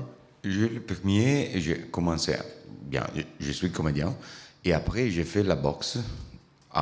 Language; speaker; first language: French; non-native, learner; Italian